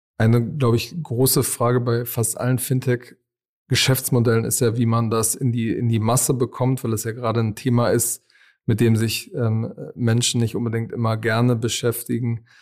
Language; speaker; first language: German; native; German